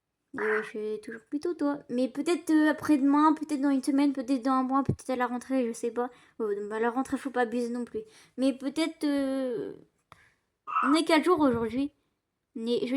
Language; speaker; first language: French; native; French